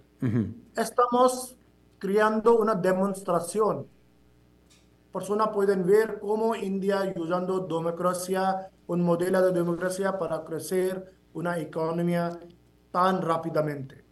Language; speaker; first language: Spanish; non-native, fluent; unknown